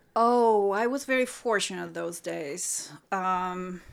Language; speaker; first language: English; non-native, fluent; Russian